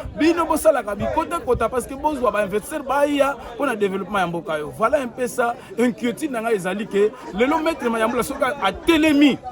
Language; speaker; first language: Lingala; non-native, local second language; Kongo